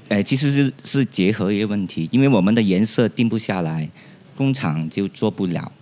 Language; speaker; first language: Chinese; non-native, local second language; Cantonese